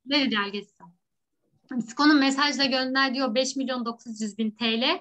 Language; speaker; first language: Korean; non-native, learner; Turkish